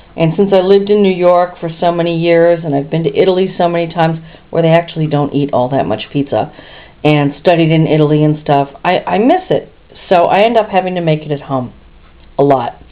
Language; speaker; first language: English; native; English